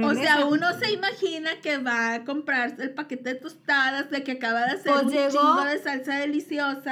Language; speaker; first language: Spanish; native; Spanish